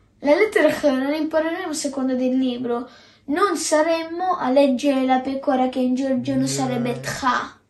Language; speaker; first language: Italian; non-native, learner; Georgian